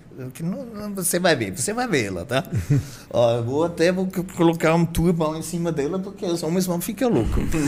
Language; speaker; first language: Portuguese; non-native, fluent; German